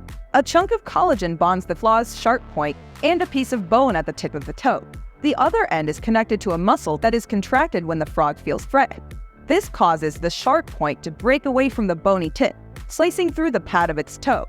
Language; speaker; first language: English; native; English